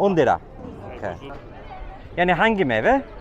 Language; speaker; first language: Turkish; non-native, learner; English